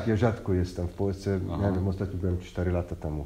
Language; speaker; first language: Polish; non-native, fluent; Hungarian